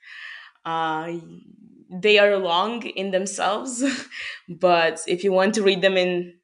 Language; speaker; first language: English; non-native, fluent; Hungarian